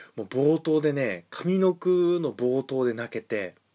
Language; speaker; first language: Japanese; native; Japanese